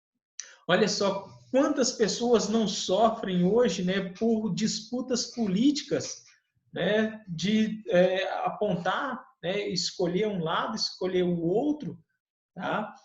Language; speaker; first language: Portuguese; native; Portuguese